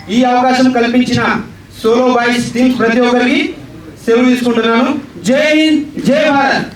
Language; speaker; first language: Telugu; non-native, local second language; Lambadi